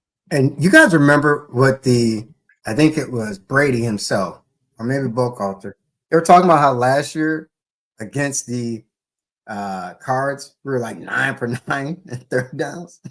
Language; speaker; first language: English; native; English